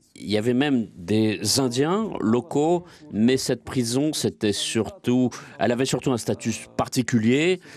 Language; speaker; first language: French; non-native, fluent; Russian